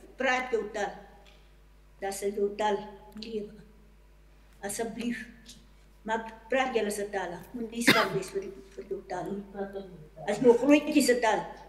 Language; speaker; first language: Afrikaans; non-native, local second language; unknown